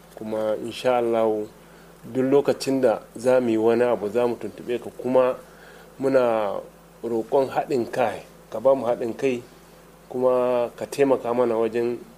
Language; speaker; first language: Hausa; non-native, local second language; Fula